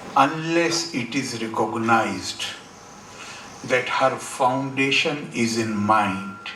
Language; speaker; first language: English; non-native, local second language; Hindi